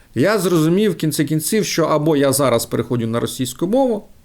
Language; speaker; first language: Ukrainian; non-native, local second language; Russian